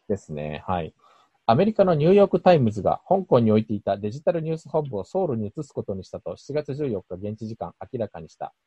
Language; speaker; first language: Japanese; native; Japanese